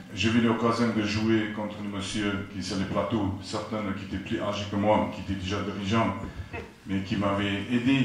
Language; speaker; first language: French; non-native, fluent; Afrikaans